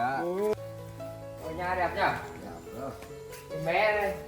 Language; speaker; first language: Vietnamese; native; Vietnamese